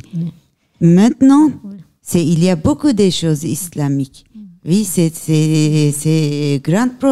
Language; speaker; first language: French; non-native, learner; Turkish